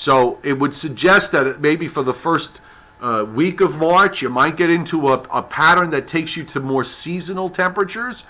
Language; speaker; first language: English; native; English